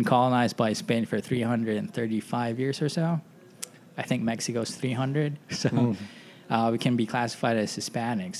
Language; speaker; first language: English; non-native, local second language; Filipino